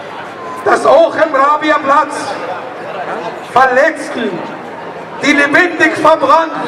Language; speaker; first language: German; non-native, learner; Arabic